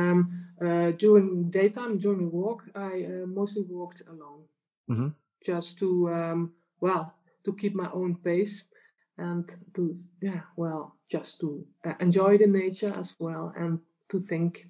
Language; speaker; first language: English; non-native, fluent; Dutch